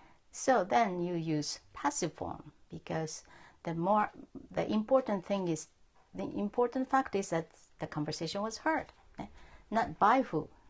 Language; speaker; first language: English; non-native, fluent; Japanese